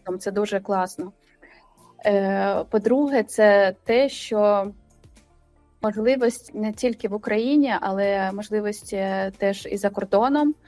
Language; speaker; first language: Ukrainian; non-native, local second language; Russian